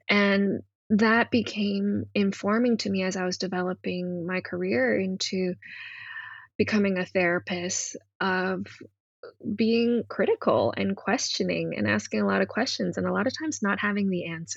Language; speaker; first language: English; non-native, local second language; Cantonese